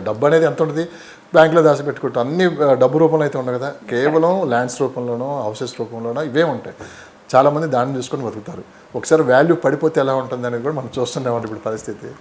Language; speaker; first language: Telugu; native; Telugu